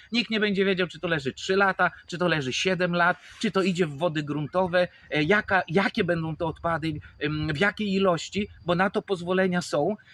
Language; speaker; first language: Polish; native; Polish